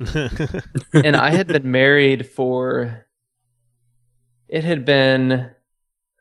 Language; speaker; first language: English; native; English